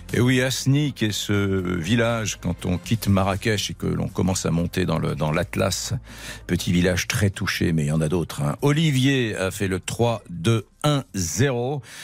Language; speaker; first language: French; native; French